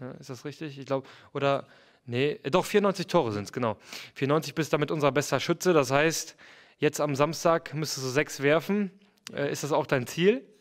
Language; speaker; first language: German; native; German